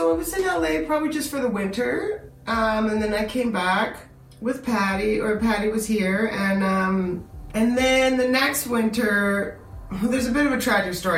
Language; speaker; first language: English; native; English